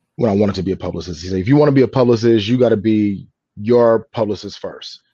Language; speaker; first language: English; native; English